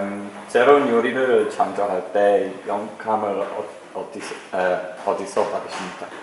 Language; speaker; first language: Korean; non-native, learner; English